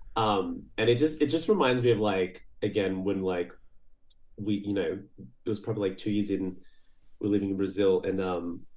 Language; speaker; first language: English; early bilingual, other home language; Portuguese